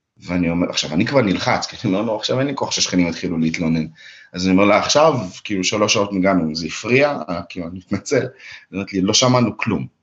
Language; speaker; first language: Hebrew; early bilingual, other home language; Russian